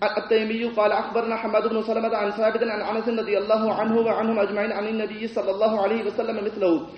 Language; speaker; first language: Arabic; non-native, fluent; Urdu